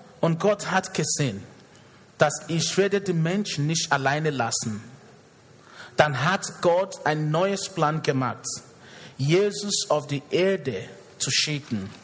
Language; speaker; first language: German; non-native, fluent; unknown